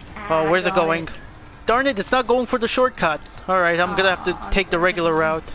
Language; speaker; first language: English; native; English